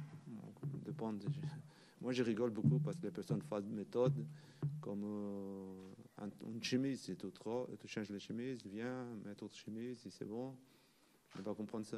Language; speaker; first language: French; non-native, learner; Portuguese